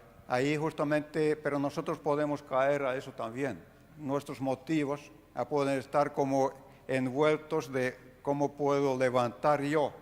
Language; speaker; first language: Spanish; non-native, fluent; Finnish